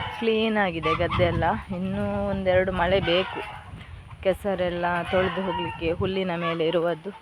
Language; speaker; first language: Kannada; non-native, local second language; Tulu